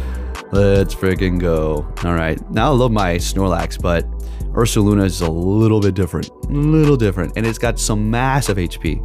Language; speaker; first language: English; native; English